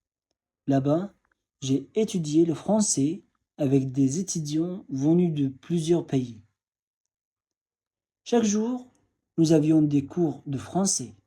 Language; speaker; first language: French; non-native, fluent; Arabic